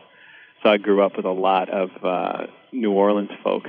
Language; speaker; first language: English; early bilingual, other home language; Sinhala